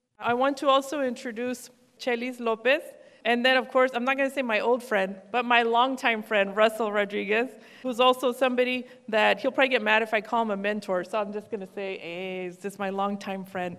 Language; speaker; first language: English; early bilingual, other home language; Spanish